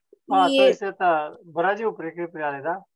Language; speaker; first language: Russian; native; Russian